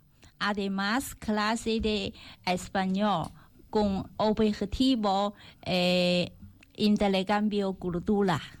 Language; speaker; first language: Spanish; non-native, learner; Chinese